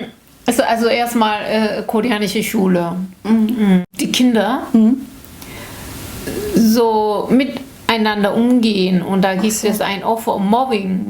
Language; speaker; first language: German; non-native, learner; Korean